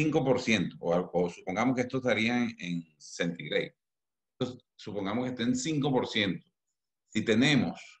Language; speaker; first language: Spanish; native; Spanish